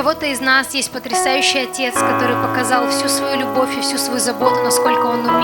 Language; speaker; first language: Russian; native; Russian